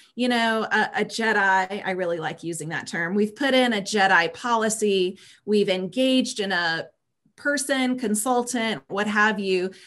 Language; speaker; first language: English; native; English